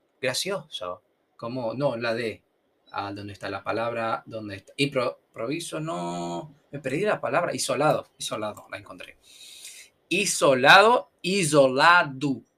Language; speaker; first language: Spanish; non-native, fluent; Portuguese